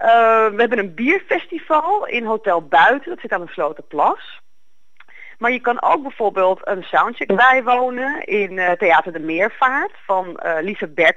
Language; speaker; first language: Dutch; native; Dutch